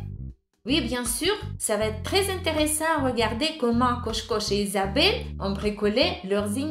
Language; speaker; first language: French; non-native, fluent; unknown